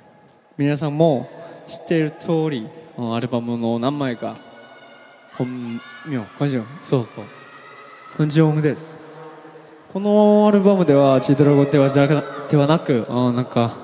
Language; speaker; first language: Japanese; non-native, learner; Korean